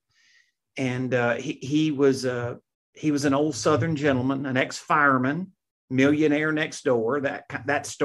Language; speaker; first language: English; native; English